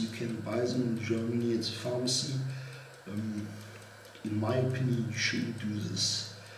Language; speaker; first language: English; non-native, fluent; German